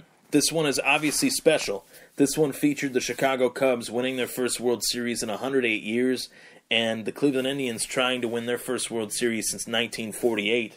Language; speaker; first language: English; native; English